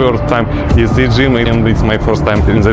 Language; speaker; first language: English; non-native, learner; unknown